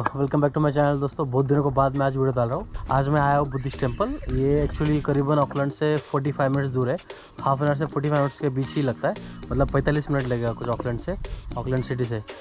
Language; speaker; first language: Hindi; non-native, local second language; Marathi